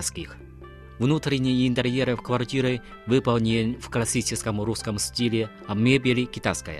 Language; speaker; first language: Russian; non-native, fluent; Chinese